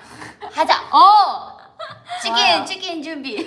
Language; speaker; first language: Korean; non-native, fluent; Japanese